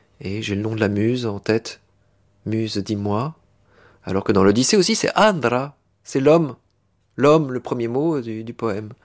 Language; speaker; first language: French; native; French